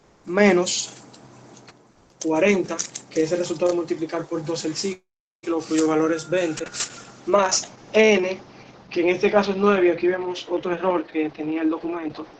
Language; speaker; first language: Spanish; native; Spanish